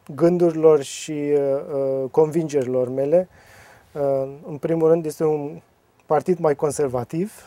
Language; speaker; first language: Romanian; native; Romanian